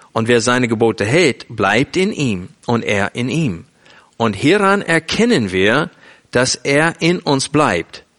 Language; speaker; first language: German; non-native, fluent; English